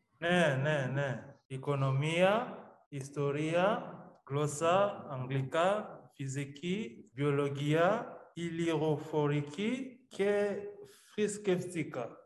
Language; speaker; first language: Greek; non-native, learner; Somali